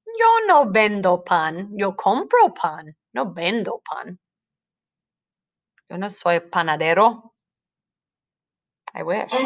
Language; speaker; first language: Spanish; non-native, fluent; English